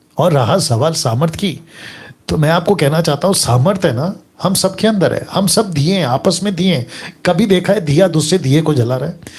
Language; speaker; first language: Hindi; native; Hindi